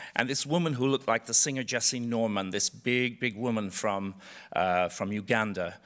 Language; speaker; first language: English; native; English